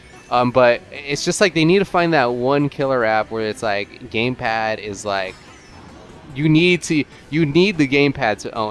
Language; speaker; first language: English; native; English